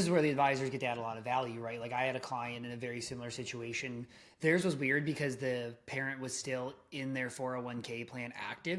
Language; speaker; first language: English; native; English